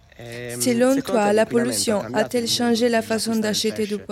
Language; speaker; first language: French; non-native, learner; Italian